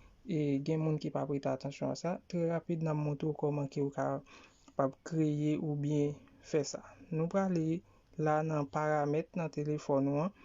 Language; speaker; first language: French; non-native, learner; Haitian Creole